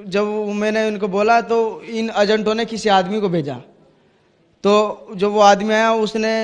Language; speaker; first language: Hindi; native; Hindi